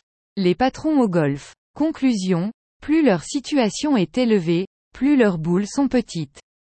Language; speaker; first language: French; native; French